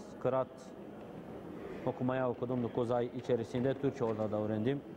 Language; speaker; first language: Turkish; non-native, fluent; Bulgarian